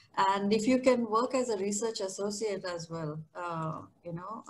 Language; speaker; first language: English; non-native, local second language; Kannada